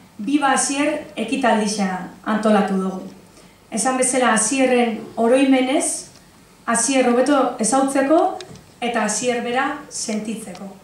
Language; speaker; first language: Basque; native; Basque